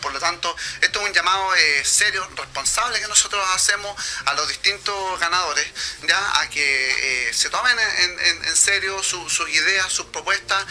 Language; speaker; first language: Spanish; native; Spanish